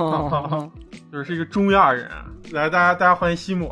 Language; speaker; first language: Chinese; native; Chinese